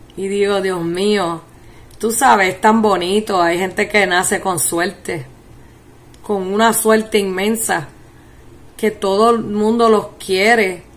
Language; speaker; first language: Spanish; early bilingual, heritage; Spanish